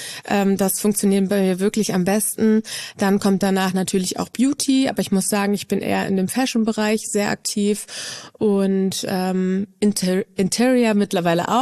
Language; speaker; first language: German; native; German